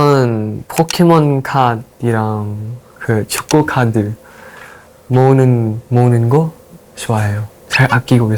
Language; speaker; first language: Korean; non-native, learner; Thai